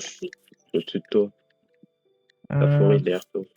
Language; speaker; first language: French; native; French